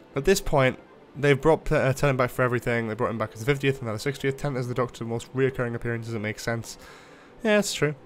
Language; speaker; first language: English; native; English